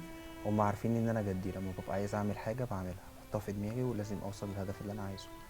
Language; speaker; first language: Arabic; native; Arabic